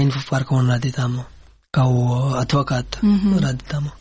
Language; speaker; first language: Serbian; non-native, learner; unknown